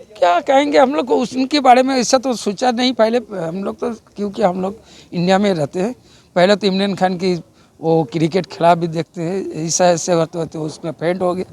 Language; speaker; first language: Hindi; non-native, local second language; Bangla